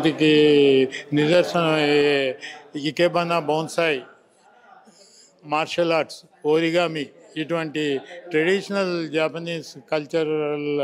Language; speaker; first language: Telugu; native; Telugu